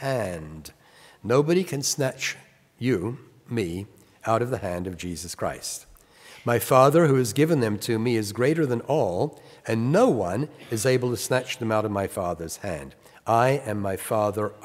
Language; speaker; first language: English; native; English